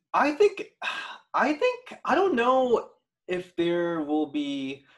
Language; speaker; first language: English; non-native, fluent; Korean